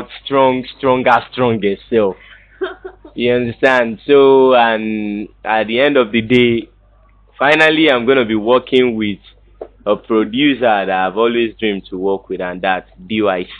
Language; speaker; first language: English; non-native, local second language; Yoruba